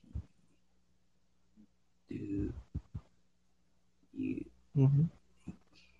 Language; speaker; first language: English; native; English